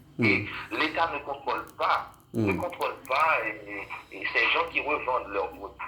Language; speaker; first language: French; non-native, local second language; Haitian Creole